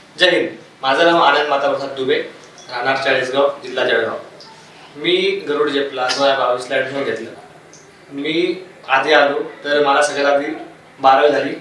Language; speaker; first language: Marathi; non-native, local second language; Hindi